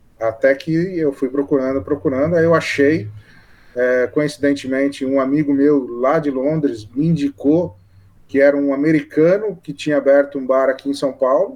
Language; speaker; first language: Portuguese; native; Portuguese